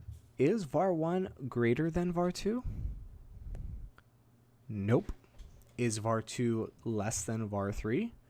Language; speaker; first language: English; native; English